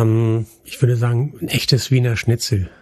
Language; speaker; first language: German; native; German